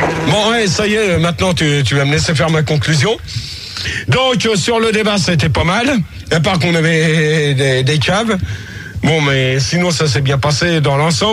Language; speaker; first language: French; native; French